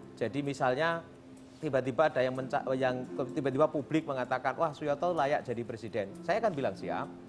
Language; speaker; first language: Indonesian; non-native, local second language; Javanese